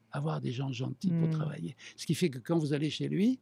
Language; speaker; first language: French; native; French